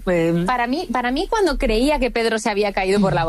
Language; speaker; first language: Spanish; native; Spanish